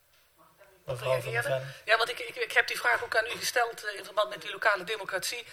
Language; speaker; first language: Dutch; native; Dutch